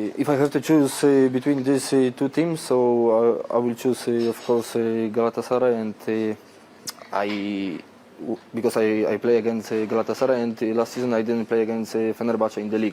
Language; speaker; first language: English; non-native, fluent; Polish